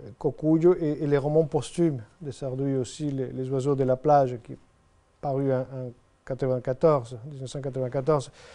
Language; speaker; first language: French; non-native, fluent; Spanish